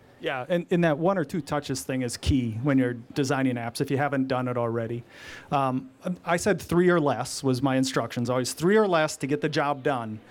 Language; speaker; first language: English; native; English